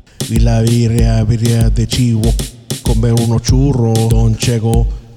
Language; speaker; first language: Spanish; early bilingual, other home language; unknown